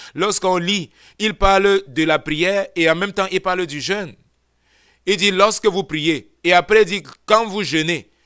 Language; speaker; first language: French; non-native, local second language; Lingala